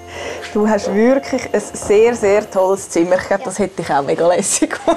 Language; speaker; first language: German; native; German